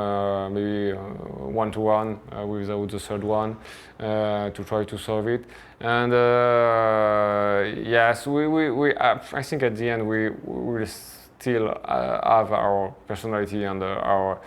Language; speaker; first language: English; non-native, fluent; French